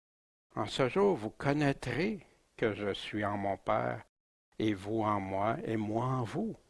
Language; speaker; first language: French; native; French